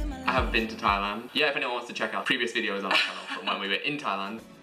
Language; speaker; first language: English; native; English